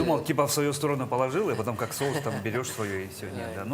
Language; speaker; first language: Russian; native; Russian